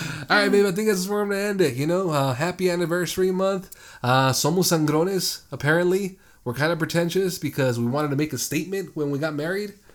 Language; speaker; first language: English; early bilingual, other home language; Spanish